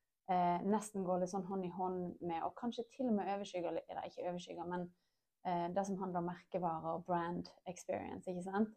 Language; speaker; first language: Norwegian; native; Norwegian